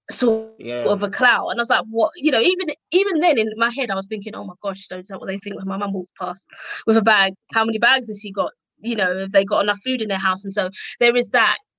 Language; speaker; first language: English; native; English